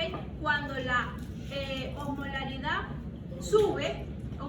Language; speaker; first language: Spanish; native; Spanish